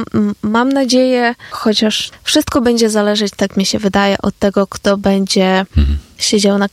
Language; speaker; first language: Polish; non-native, fluent; Ukrainian